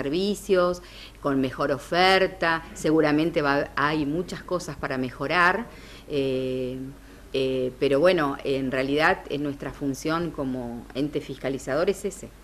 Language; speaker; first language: Spanish; native; Spanish